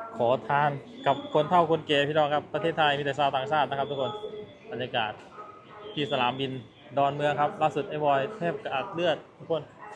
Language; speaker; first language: Thai; native; Thai